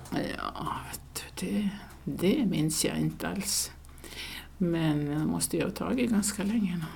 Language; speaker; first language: Swedish; native; Swedish